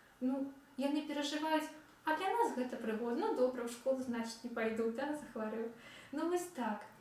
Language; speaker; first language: Belarusian; non-native, local second language; Russian